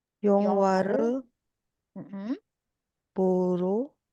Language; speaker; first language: Korean; non-native, learner; Indonesian